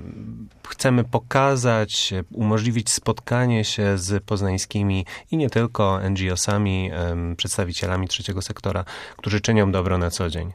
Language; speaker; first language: Polish; native; Polish